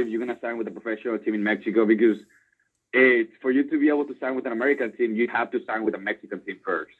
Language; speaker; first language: English; non-native, fluent; Spanish